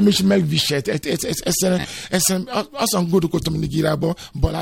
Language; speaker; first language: Hungarian; non-native, learner; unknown